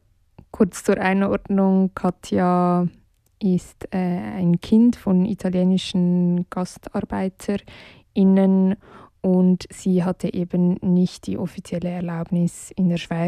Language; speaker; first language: German; native; German